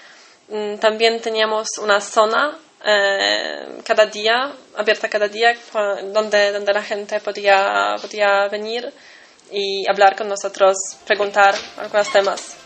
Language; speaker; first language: Spanish; non-native, fluent; Polish